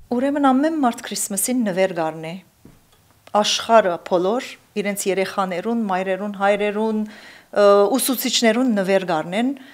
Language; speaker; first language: Armenian; early bilingual, heritage; Armenian